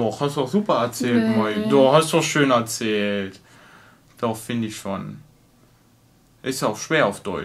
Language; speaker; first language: German; native; German